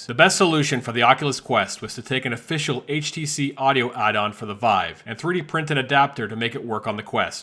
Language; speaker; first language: English; native; English